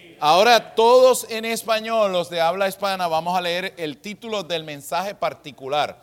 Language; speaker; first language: Spanish; native; Spanish